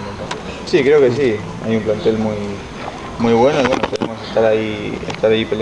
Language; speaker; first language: Spanish; native; Spanish